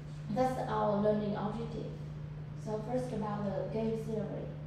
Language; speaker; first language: English; non-native, fluent; Vietnamese